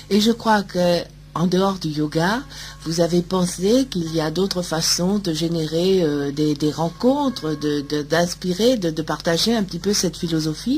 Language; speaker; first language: French; native; French